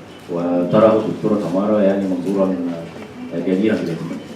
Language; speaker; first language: Arabic; native; Arabic